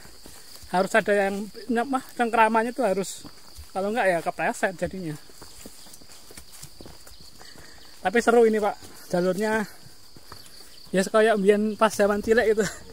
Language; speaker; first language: Indonesian; native; Indonesian